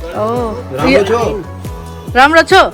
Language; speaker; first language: Nepali; non-native, learner; Bangla